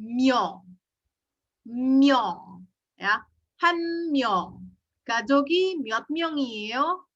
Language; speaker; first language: Korean; non-native, fluent; Indonesian